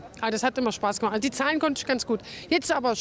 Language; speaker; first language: German; native; German